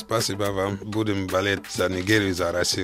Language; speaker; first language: Russian; non-native, fluent; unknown